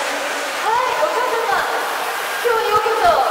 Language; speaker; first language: Japanese; native; Japanese